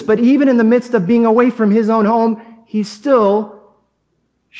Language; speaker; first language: English; native; English